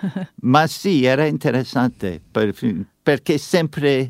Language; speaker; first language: Italian; non-native, learner; English